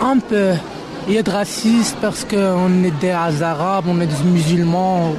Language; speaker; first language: French; non-native, learner; Arabic